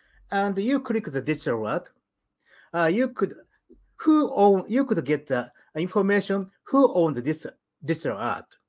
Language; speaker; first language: English; non-native, learner; Japanese